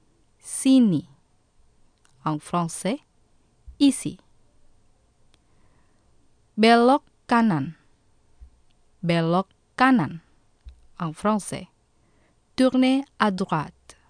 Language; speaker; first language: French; non-native, fluent; Indonesian